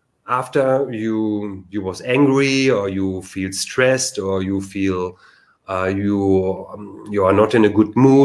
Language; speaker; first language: English; non-native, learner; German